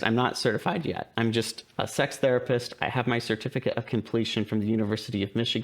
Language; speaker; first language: English; native; English